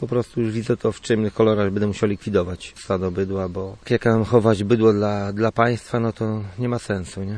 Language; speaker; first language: Polish; native; Polish